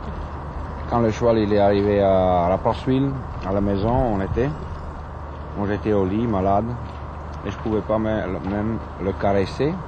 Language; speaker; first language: French; non-native, fluent; German